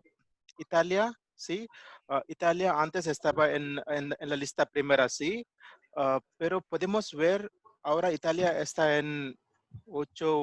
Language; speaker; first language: Spanish; non-native, learner; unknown